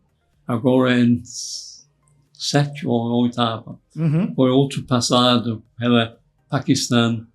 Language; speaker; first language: Portuguese; non-native, fluent; English